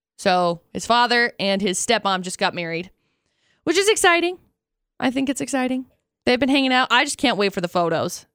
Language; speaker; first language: English; native; English